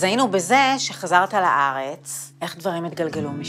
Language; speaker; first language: Hebrew; native; Hebrew